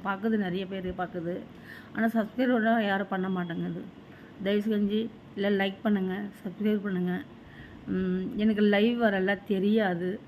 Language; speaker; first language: Tamil; non-native, learner; Malayalam